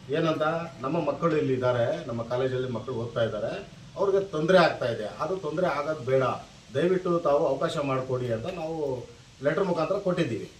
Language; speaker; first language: Kannada; non-native, local second language; Urdu